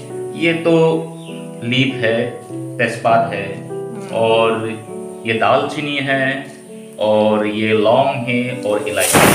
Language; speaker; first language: Hindi; non-native, local second language; Karbi